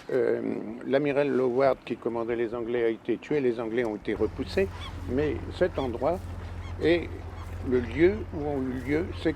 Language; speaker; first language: French; native; French